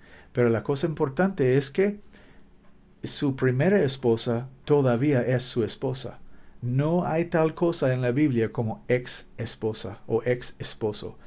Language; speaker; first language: Spanish; non-native, learner; English